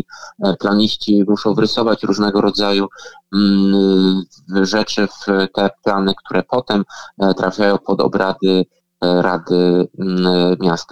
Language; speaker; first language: Polish; native; Polish